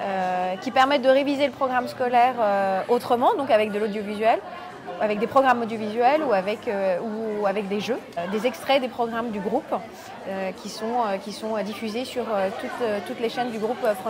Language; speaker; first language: French; native; French